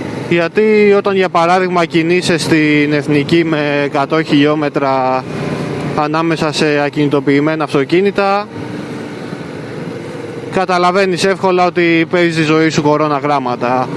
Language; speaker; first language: Greek; native; Greek